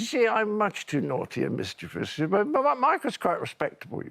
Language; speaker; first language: English; native; English